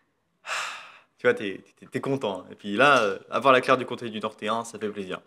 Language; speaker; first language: French; native; French